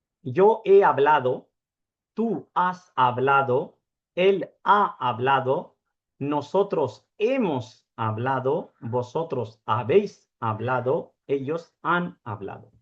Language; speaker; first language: Spanish; non-native, fluent; Urdu